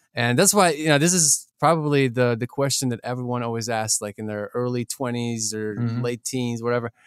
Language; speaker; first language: English; early bilingual, other home language; Ukrainian